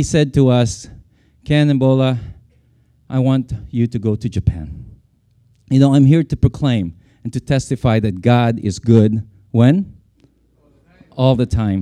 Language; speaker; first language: English; non-native, local second language; Filipino